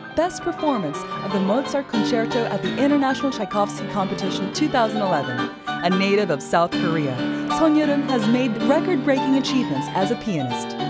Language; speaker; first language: English; native; English